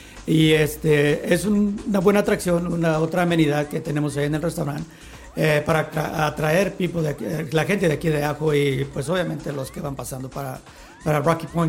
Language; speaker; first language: Spanish; native; Spanish